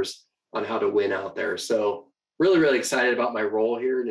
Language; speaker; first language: English; native; English